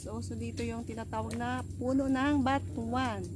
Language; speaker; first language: Filipino; non-native, local second language; Aklanon